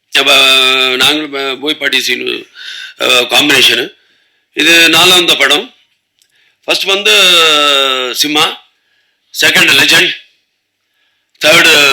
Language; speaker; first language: Tamil; non-native, local second language; Telugu